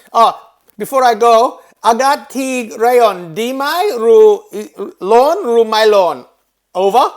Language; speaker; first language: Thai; non-native, learner; English